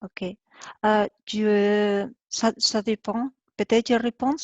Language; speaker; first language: French; non-native, learner; Spanish